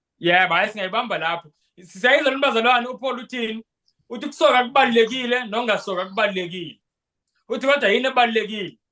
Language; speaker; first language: Zulu; non-native, local second language; Xhosa